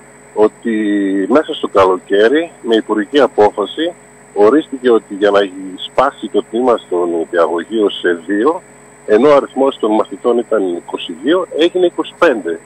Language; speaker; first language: Greek; native; Greek